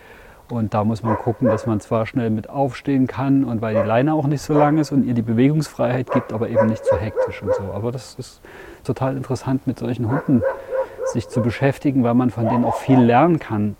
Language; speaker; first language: German; native; German